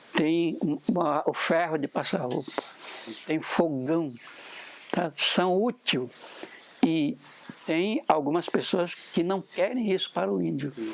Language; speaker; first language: Portuguese; non-native, local second language; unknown